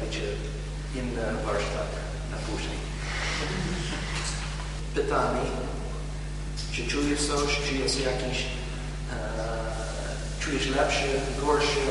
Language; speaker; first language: Polish; non-native, learner; English